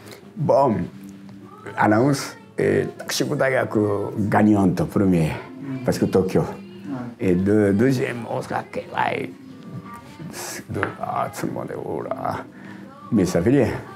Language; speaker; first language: French; non-native, learner; Japanese